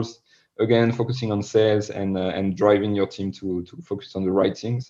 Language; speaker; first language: English; non-native, fluent; French